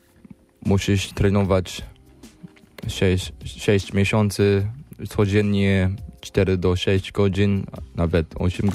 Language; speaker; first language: Polish; non-native, learner; English